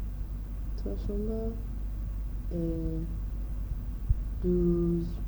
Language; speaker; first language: French; non-native, learner; English